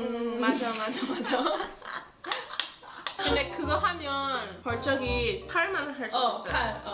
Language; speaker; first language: Korean; early bilingual, heritage; English